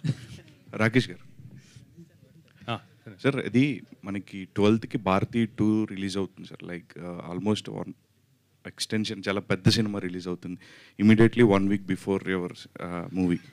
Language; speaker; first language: Telugu; native; Telugu